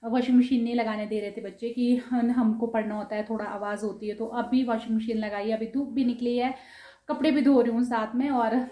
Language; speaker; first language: Hindi; non-native, local second language; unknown